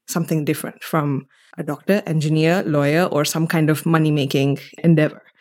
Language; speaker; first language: English; native; English